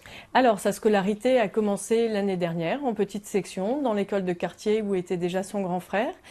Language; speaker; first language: French; native; French